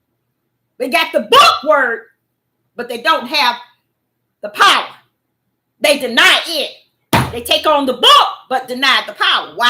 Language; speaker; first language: English; native; English